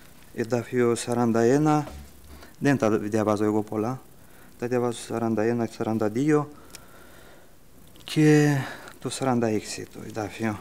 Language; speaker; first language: Greek; early bilingual, heritage; Greek